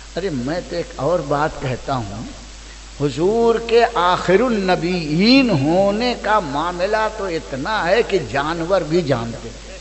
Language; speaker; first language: Urdu; native; Urdu